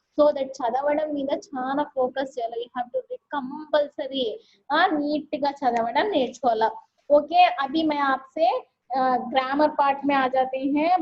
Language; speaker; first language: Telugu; non-native, local second language; Urdu